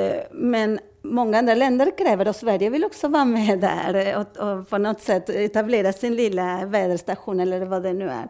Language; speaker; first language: Swedish; non-native, fluent; Spanish